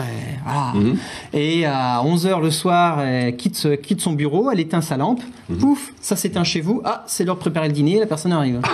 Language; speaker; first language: French; native; French